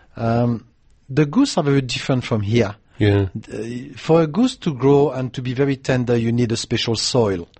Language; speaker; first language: English; non-native, fluent; French